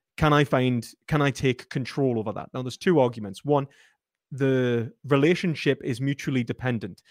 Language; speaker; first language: English; native; English